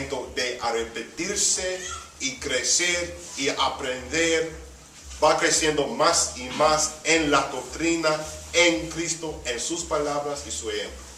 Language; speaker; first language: Spanish; early bilingual, heritage; Spanish